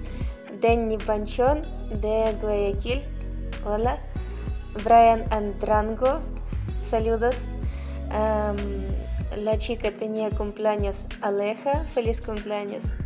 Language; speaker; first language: Spanish; non-native, learner; Ukrainian